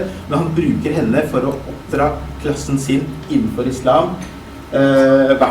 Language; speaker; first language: Norwegian; early bilingual, other home language; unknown